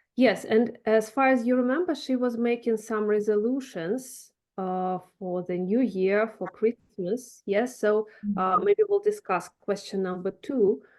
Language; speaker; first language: English; non-native, fluent; Russian